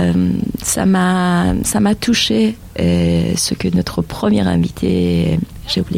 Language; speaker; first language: French; non-native, fluent; Persian